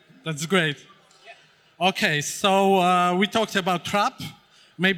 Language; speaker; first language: English; non-native, fluent; Polish